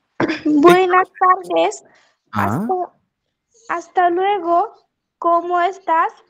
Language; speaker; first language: Spanish; non-native, learner; Marathi